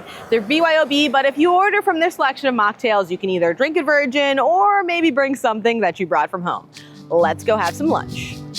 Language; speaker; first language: English; native; English